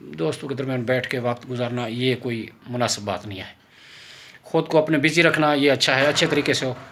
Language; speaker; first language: Urdu; non-native, local second language; Saraiki